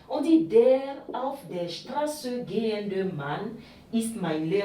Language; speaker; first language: German; non-native, learner; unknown